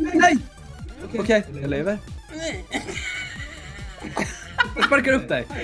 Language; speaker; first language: Swedish; native; Swedish